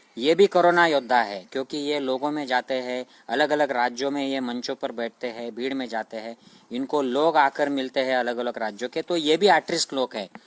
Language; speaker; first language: Hindi; non-native, local second language; Marathi